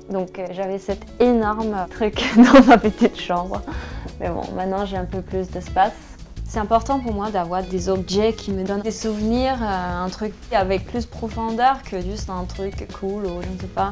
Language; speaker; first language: French; non-native, fluent; Danish